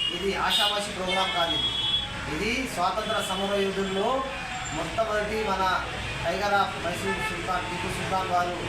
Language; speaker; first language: Telugu; non-native, local second language; Urdu